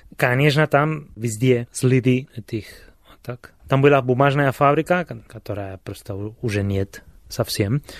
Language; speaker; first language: Russian; non-native, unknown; Spanish